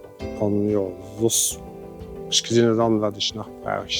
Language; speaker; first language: German; non-native, local second language; Luxembourgish